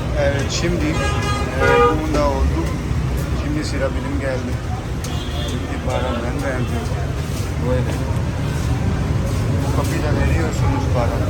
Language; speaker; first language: Turkish; non-native, learner; Urdu